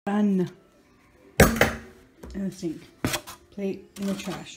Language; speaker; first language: English; native; English